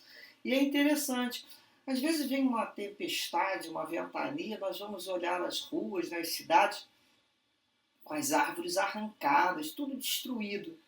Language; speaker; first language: Portuguese; native; Portuguese